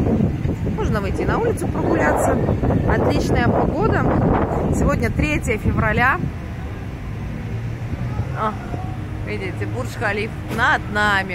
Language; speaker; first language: Russian; native; Russian